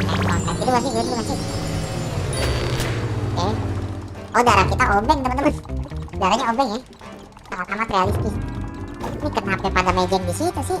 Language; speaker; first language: Indonesian; native; Indonesian